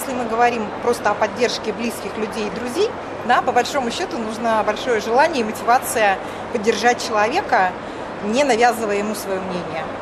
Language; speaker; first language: Russian; native; Russian